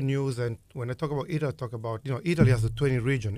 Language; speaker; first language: English; non-native, fluent; Italian